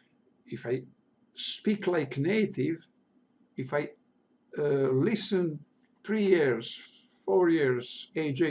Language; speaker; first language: English; non-native, learner; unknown